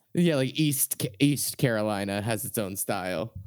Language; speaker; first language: English; native; English